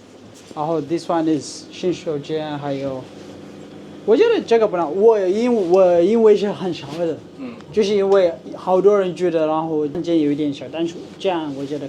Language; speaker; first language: Chinese; non-native, fluent; Amharic